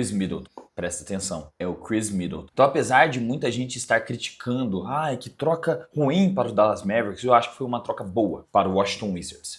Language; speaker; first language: Portuguese; native; Portuguese